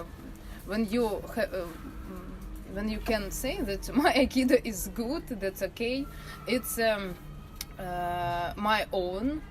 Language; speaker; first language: English; non-native, learner; Russian